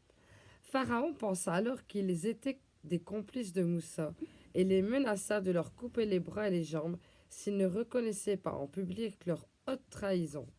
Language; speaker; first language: French; native; French